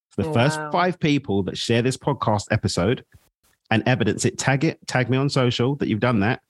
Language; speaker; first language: English; non-native, fluent; Bulgarian